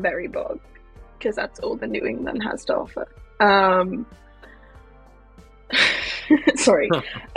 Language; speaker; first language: English; native; English